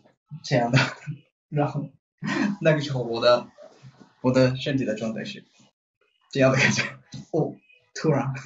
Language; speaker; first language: Chinese; non-native, learner; Japanese